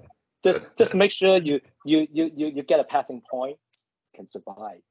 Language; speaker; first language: English; non-native, local second language; Cantonese